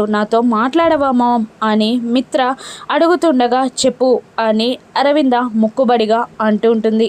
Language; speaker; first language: Telugu; native; Telugu